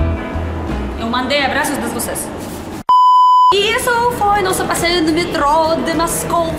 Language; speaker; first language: Portuguese; non-native, learner; Russian